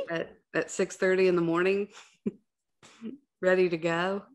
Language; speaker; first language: English; native; English